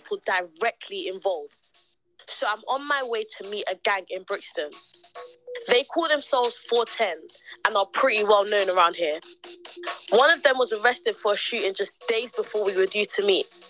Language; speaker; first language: English; native; English